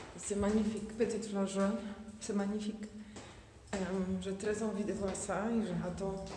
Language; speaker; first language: French; non-native, fluent; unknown